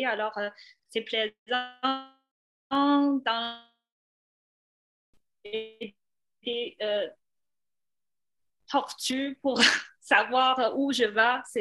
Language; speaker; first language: French; non-native, fluent; Chinese